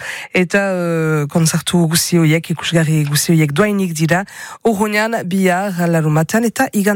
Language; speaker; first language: Basque; native; Basque